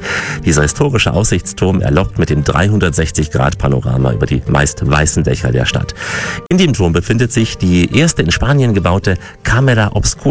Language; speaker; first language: German; native; German